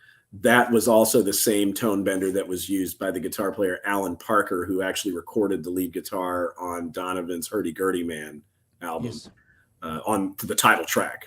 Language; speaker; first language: English; native; English